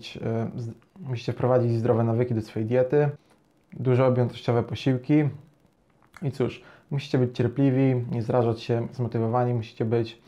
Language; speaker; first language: Polish; native; Polish